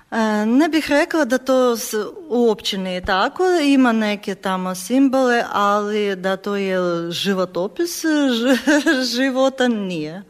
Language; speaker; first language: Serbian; non-native, fluent; Ukrainian